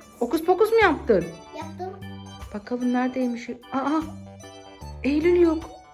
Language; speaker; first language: Turkish; native; Turkish